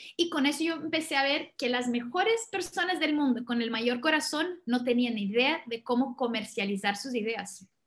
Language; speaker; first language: Spanish; non-native, fluent; Portuguese